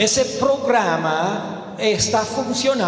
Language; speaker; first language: Spanish; non-native, learner; Romanian